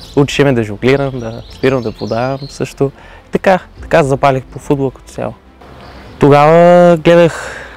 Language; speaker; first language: Bulgarian; native; Bulgarian